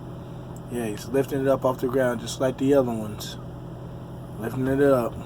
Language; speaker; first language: English; native; English